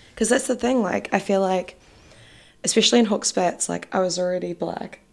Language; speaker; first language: English; native; English